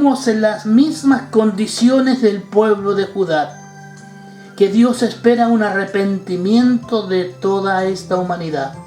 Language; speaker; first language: Spanish; native; Spanish